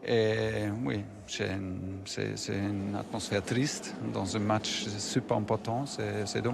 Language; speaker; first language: French; non-native, fluent; German